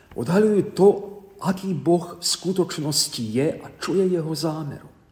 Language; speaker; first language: Slovak; native; Slovak